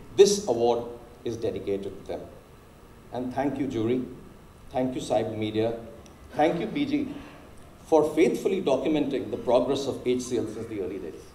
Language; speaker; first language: English; non-native, local second language; Hindi